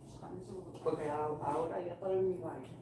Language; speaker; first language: Spanish; non-native, learner; English